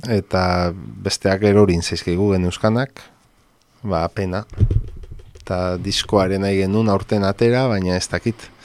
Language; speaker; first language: Basque; non-native, local second language; Spanish